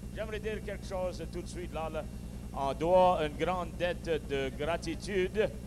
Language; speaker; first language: French; early bilingual, heritage; French